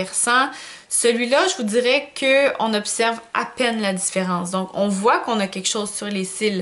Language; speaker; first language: French; native; French